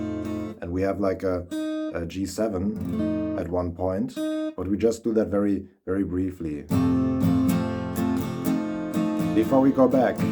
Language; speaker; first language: English; non-native, fluent; German